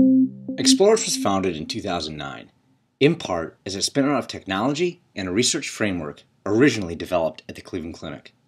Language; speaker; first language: English; native; English